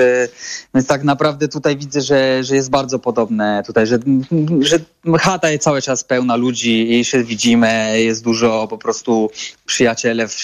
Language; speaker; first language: Polish; non-native, fluent; Italian